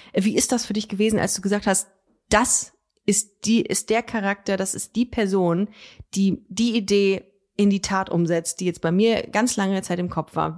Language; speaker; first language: German; native; German